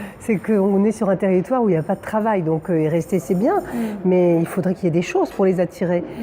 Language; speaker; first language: French; native; French